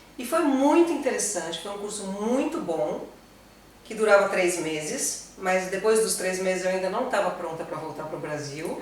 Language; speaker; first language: Portuguese; native; Portuguese